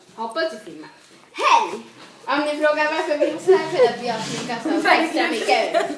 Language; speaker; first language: Swedish; early bilingual, other home language; Spanish